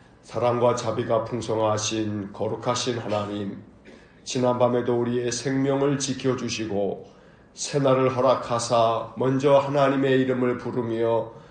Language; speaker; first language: Korean; native; Korean